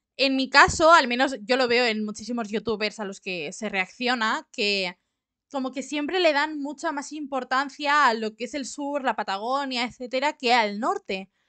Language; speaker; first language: Spanish; native; Spanish